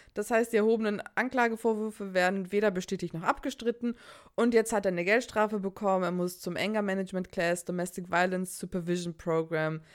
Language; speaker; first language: German; early bilingual, other home language; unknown